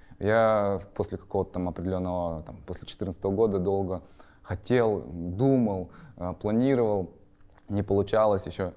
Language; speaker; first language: Russian; native; Russian